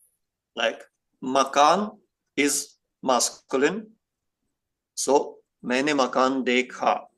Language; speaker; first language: Hindi; non-native, fluent; Ukrainian